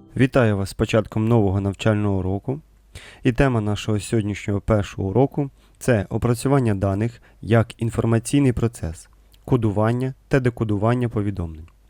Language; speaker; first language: Ukrainian; native; Ukrainian